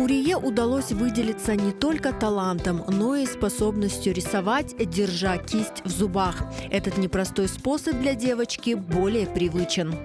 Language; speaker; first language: Russian; native; Russian